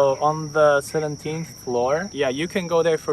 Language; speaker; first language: English; non-native, fluent; Italian